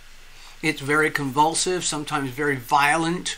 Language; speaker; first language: English; native; English